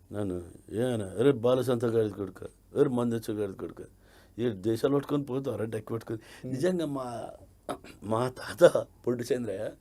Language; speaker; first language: Telugu; native; Telugu